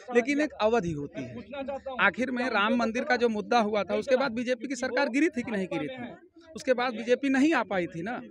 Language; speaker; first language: Hindi; native; Hindi